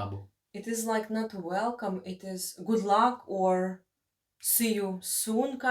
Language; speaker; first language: English; non-native, fluent; Latvian